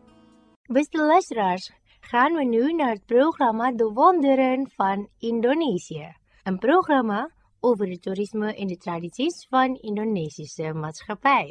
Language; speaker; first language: Dutch; non-native, fluent; Indonesian